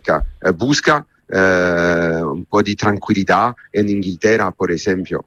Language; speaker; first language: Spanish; non-native, learner; Italian